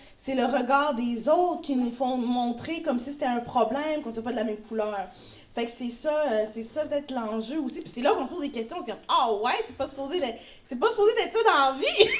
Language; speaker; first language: French; native; French